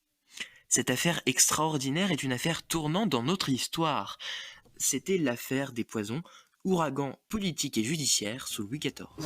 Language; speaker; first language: French; native; French